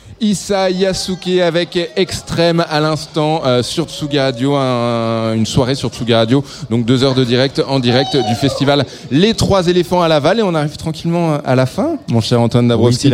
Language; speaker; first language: French; native; French